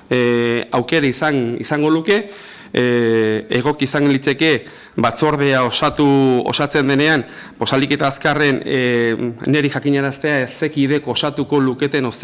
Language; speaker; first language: Basque; native; Basque